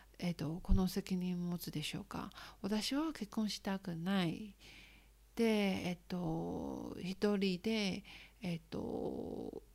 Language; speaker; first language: Japanese; non-native, learner; Chinese